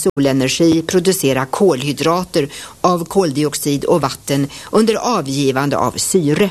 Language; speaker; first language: Swedish; native; Swedish